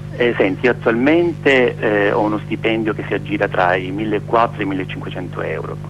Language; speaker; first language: Italian; native; Italian